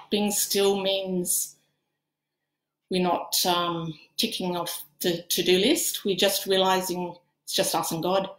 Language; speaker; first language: English; native; English